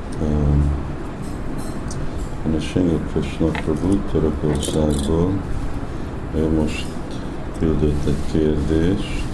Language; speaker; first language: Hungarian; early bilingual, heritage; Hungarian